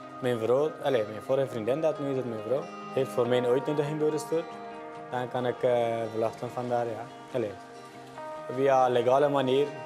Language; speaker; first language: Dutch; non-native, learner; Persian